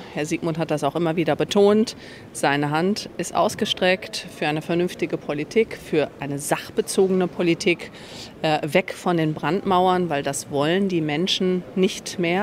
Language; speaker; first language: German; native; German